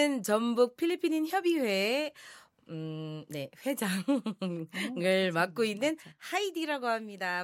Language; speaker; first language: Korean; non-native, fluent; Filipino